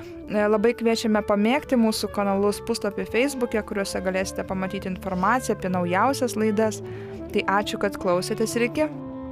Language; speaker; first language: Lithuanian; native; Lithuanian